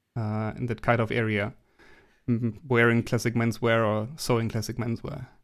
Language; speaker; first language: English; non-native, fluent; German